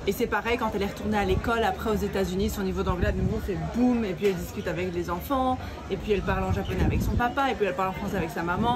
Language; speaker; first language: French; native; French